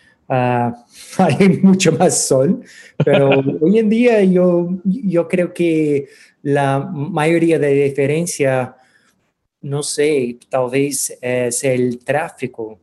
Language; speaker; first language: Spanish; non-native, learner; English